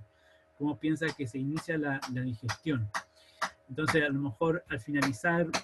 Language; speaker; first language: Spanish; native; Spanish